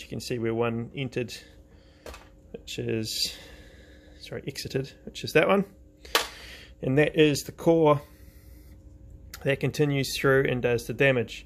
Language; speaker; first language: English; native; English